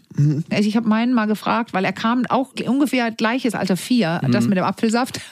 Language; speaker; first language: German; non-native, fluent; Danish